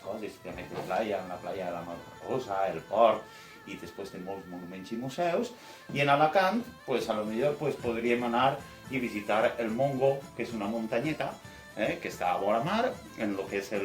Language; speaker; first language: Catalan; native; Catalan